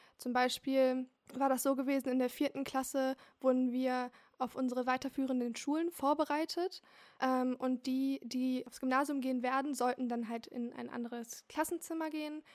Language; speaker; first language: German; early bilingual, other home language; Turkish